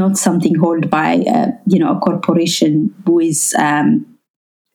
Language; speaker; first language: English; non-native, fluent; Amharic